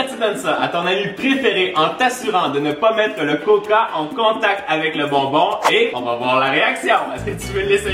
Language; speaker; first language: French; native; French